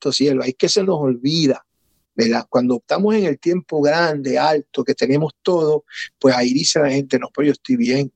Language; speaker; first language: Spanish; early bilingual, heritage; Spanish